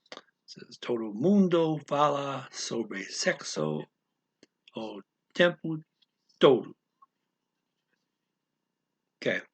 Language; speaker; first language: Portuguese; non-native, learner; English